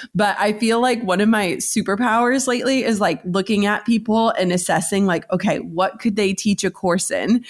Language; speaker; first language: English; native; English